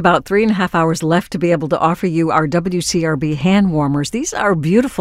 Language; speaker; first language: English; native; English